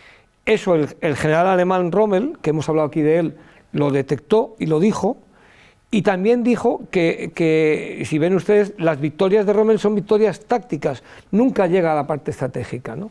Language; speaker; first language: Spanish; native; Spanish